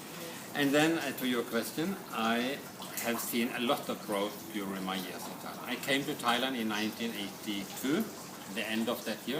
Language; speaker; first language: English; non-native, fluent; Norwegian